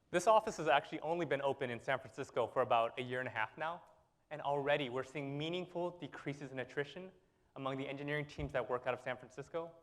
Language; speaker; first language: English; native; English